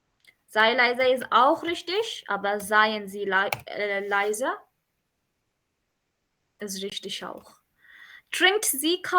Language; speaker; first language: German; non-native, fluent; Urdu